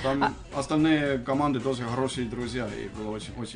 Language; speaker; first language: Russian; non-native, fluent; Estonian